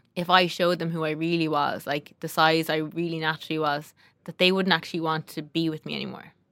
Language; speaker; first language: English; native; English